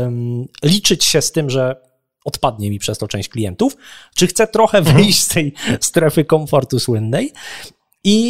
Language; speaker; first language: Polish; native; Polish